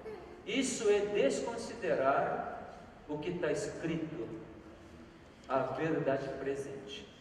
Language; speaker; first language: Portuguese; non-native, fluent; Korean